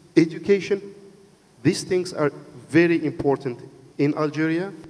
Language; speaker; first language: English; non-native, fluent; Arabic